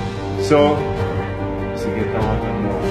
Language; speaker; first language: Filipino; non-native, learner; Arabic